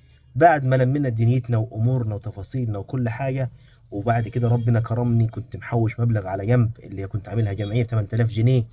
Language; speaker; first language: Arabic; native; Arabic